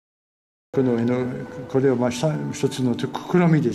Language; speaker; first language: Japanese; non-native, fluent; French